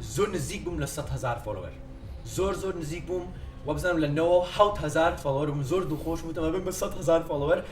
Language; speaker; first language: Central Kurdish; non-native, fluent; English